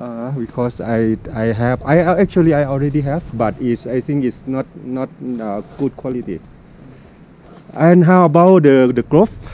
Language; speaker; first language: English; non-native, learner; Thai